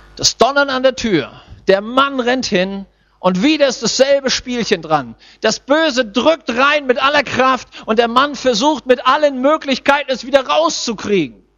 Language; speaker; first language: German; native; German